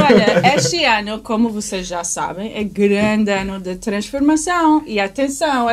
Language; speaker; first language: Portuguese; non-native, fluent; English